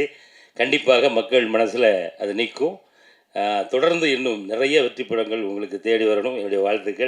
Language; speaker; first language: Tamil; native; Tamil